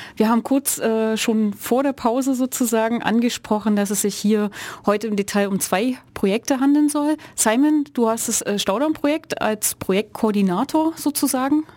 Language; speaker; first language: German; native; German